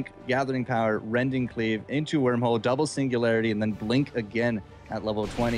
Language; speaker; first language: English; native; English